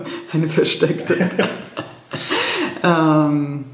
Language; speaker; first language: German; early bilingual, heritage; German